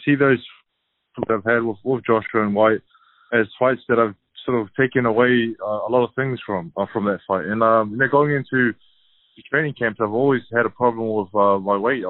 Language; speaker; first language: English; native; English